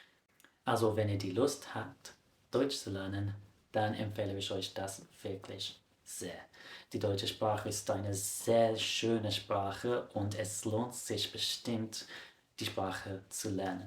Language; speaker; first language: German; non-native, fluent; English